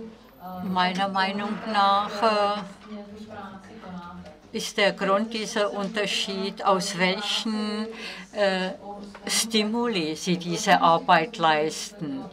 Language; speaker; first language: German; non-native, fluent; Czech